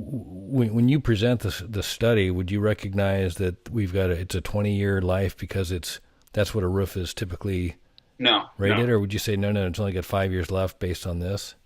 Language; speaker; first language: English; native; English